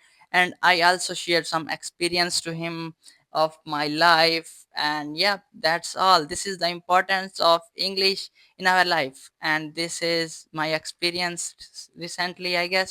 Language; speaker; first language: English; non-native, fluent; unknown